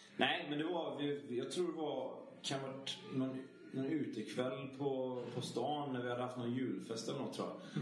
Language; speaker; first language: Swedish; native; Swedish